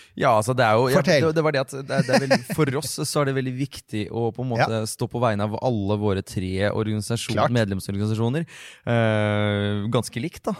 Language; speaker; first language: Norwegian; early bilingual, other home language; Russian